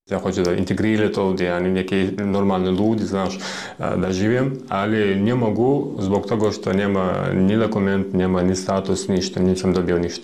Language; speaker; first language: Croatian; non-native, learner; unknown